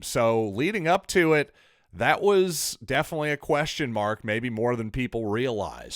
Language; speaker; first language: English; native; English